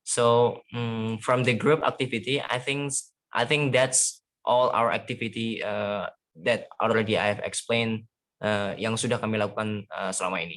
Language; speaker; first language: English; non-native, fluent; Indonesian